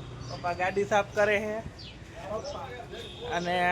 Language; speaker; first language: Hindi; non-native, local second language; Gujarati